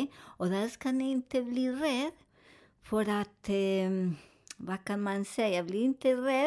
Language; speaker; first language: Swedish; non-native, learner; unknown